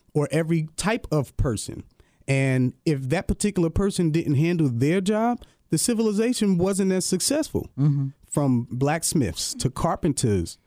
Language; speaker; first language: English; native; English